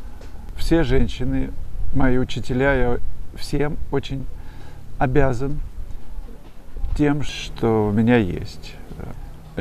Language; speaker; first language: Russian; native; Russian